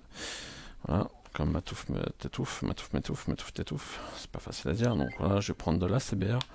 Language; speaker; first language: French; native; French